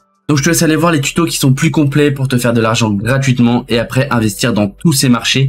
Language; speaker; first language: French; native; French